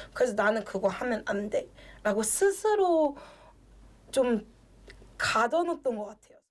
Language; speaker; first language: Korean; early bilingual, other home language; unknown